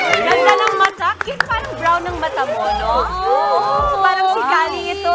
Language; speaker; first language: Filipino; native; Filipino